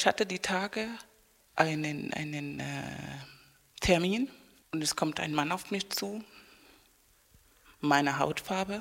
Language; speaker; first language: German; non-native, fluent; Spanish